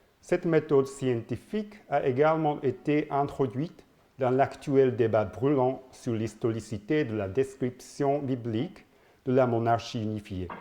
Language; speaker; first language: French; non-native, learner; Japanese